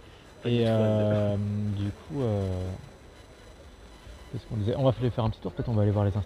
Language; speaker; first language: French; native; French